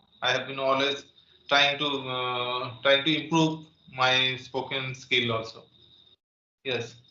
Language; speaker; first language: English; non-native, learner; Bangla